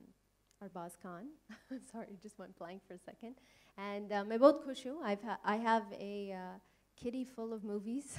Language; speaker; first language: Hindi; non-native, learner; English